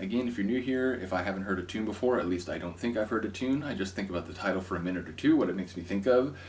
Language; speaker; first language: English; native; English